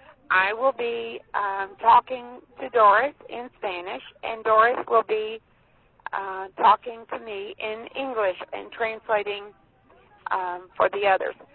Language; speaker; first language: English; native; English